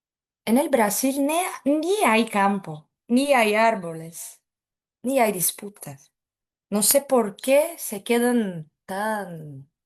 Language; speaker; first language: Spanish; non-native, fluent; Portuguese